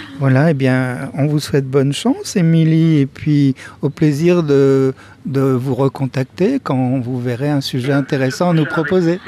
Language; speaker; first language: French; native; French